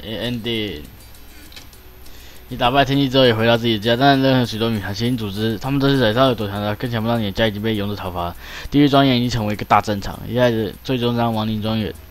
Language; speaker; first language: Chinese; native; Chinese